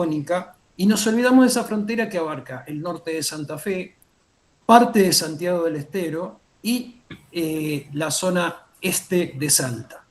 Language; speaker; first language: Spanish; native; Spanish